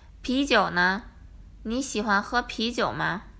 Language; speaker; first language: Chinese; non-native, learner; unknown